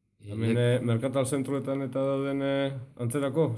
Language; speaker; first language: Basque; native; Basque